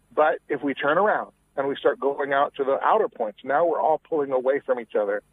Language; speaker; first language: English; native; English